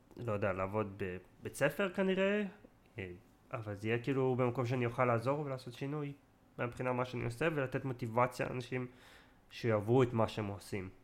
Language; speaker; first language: Hebrew; native; Hebrew